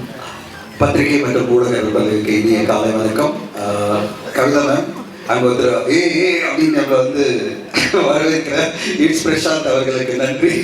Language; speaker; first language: Tamil; native; Tamil